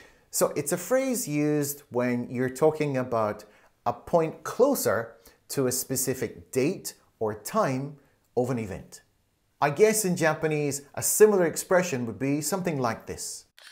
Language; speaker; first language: English; native; English